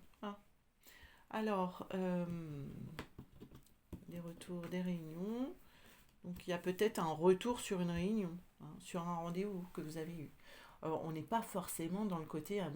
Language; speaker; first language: French; native; French